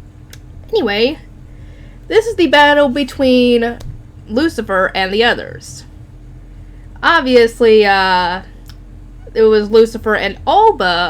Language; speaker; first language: English; native; English